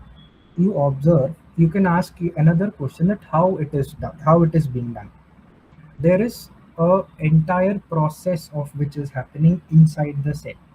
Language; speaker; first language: English; non-native, local second language; Hindi